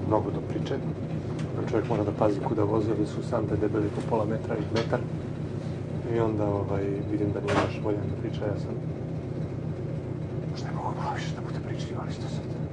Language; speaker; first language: Serbian; native; Serbian